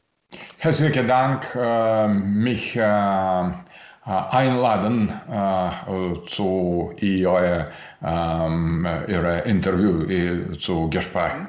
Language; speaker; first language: German; non-native, learner; Russian